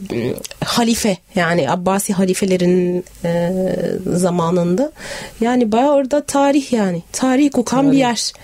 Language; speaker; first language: Turkish; non-native, fluent; Arabic